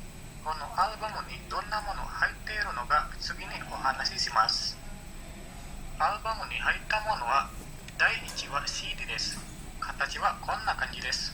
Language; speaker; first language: Japanese; non-native, learner; Indonesian